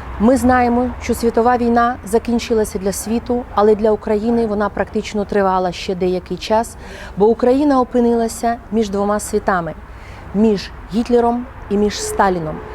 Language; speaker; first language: Ukrainian; native; Ukrainian